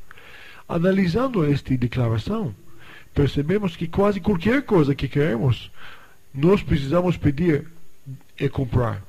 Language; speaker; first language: Portuguese; non-native, fluent; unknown